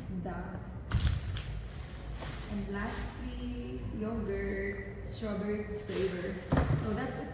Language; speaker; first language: English; non-native, local second language; Filipino